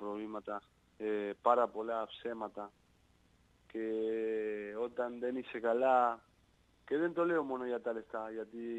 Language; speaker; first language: Greek; non-native, learner; Spanish